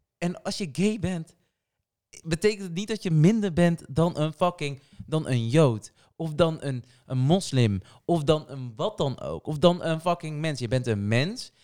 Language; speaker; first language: Dutch; early bilingual, other home language; Portuguese